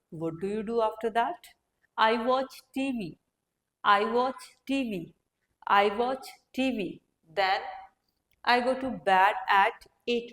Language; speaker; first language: English; non-native, local second language; Hindi